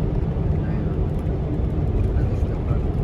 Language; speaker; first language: English; non-native, learner; Filipino